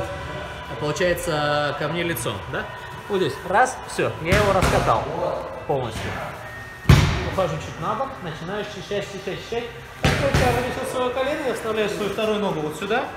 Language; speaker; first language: Russian; native; Russian